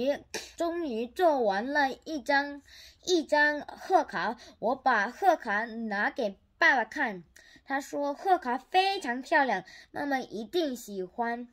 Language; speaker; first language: Chinese; non-native, learner; Korean